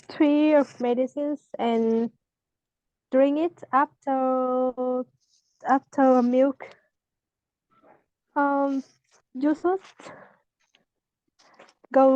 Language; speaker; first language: English; non-native, learner; Vietnamese